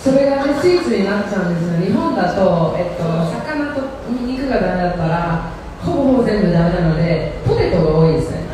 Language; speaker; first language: Japanese; early bilingual, heritage; Japanese